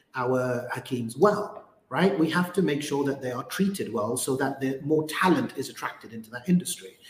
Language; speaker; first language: English; native; English